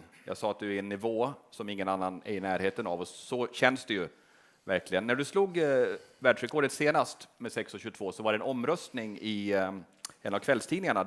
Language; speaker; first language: Swedish; native; Swedish